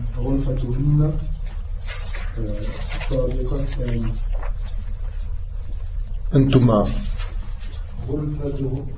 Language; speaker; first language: Arabic; non-native, learner; French